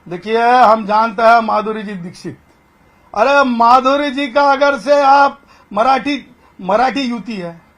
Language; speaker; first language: Hindi; non-native, local second language; Marathi